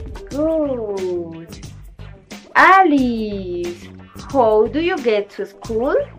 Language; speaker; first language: English; non-native, fluent; Spanish